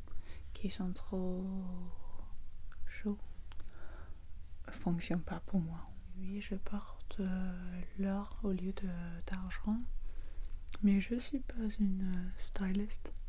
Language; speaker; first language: French; non-native, learner; English